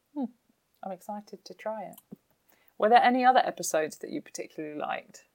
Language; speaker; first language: English; native; English